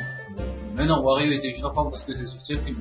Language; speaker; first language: French; native; French